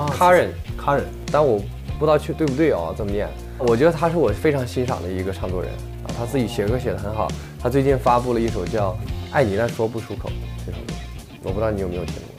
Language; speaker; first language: Chinese; native; Chinese